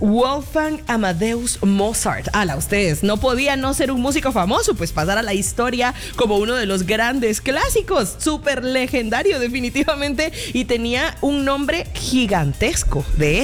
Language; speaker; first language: Spanish; native; Spanish